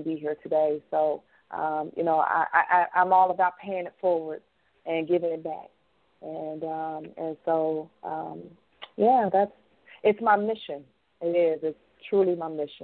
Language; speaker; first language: English; native; English